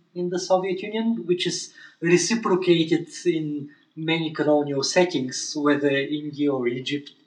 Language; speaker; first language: English; non-native, fluent; Bulgarian